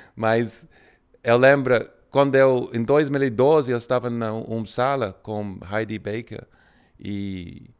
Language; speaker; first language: Portuguese; non-native, fluent; English